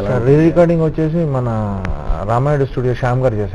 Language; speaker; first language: Telugu; native; Telugu